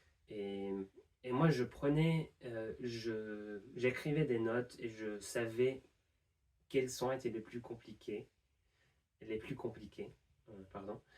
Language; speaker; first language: French; non-native, fluent; English